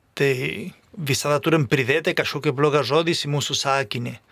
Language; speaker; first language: Lithuanian; non-native, fluent; Spanish